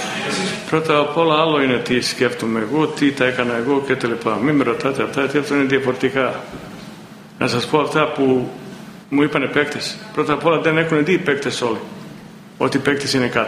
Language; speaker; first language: Greek; non-native, fluent; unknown